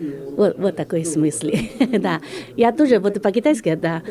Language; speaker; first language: Russian; non-native, fluent; Chinese